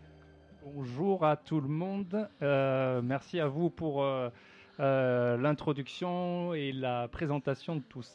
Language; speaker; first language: French; native; French